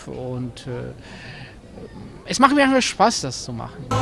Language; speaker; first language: German; non-native, learner; Croatian